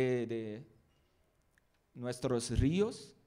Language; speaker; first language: Spanish; non-native, learner; Portuguese